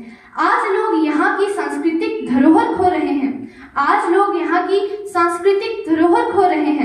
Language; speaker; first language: Hindi; native; Hindi